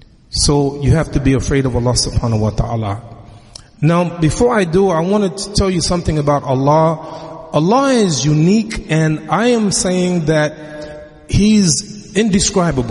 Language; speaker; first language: English; native; English